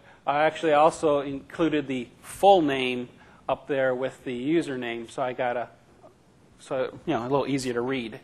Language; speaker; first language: English; native; English